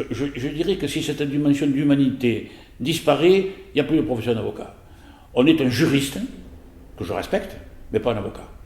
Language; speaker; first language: French; native; French